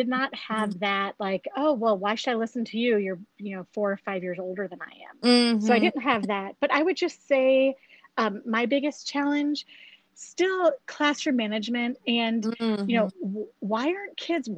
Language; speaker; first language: English; native; English